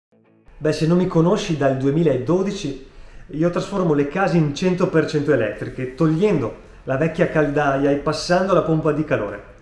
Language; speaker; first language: Italian; native; Italian